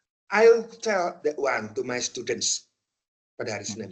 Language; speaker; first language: English; non-native, fluent; Indonesian